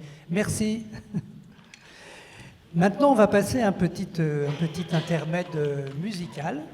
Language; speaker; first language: French; native; French